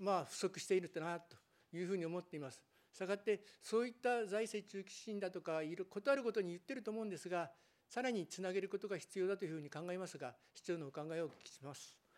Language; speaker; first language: Japanese; native; Japanese